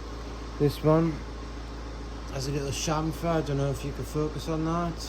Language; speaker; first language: English; native; English